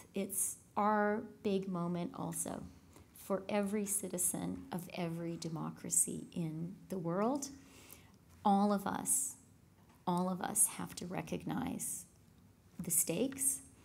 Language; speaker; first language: English; native; English